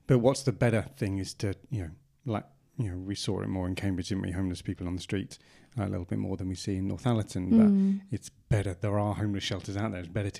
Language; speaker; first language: English; native; English